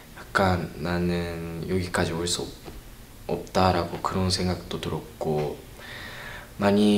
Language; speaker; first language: Korean; non-native, learner; Japanese